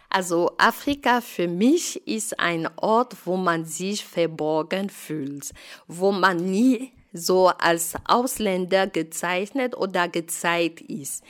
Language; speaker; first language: German; non-native, fluent; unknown